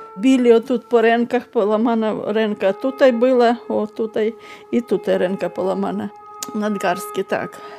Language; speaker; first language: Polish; non-native, learner; Ukrainian